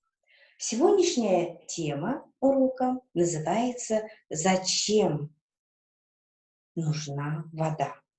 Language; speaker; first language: Russian; non-native, local second language; Kazakh